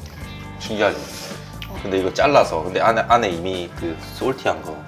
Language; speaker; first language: Korean; native; Korean